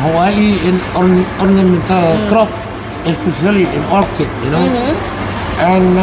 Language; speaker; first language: English; non-native, learner; Indonesian